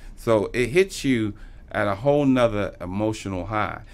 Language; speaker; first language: English; native; English